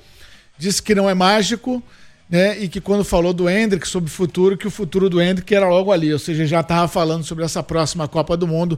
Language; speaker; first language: Portuguese; native; Portuguese